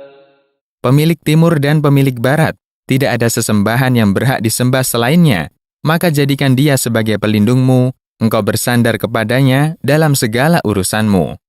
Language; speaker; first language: Indonesian; native; Indonesian